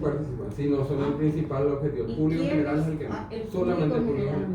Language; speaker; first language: Spanish; native; Spanish